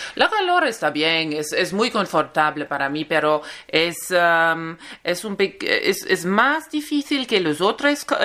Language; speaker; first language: Spanish; non-native, learner; German